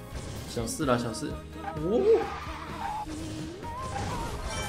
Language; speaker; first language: Chinese; native; Chinese